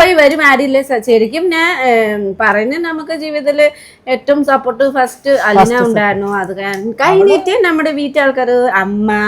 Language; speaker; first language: Malayalam; non-native, learner; Nepali